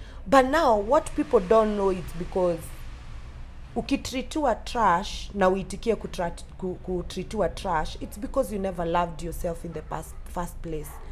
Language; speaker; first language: English; non-native, local second language; Swahili